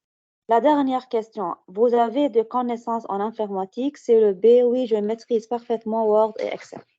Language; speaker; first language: French; non-native, learner; Arabic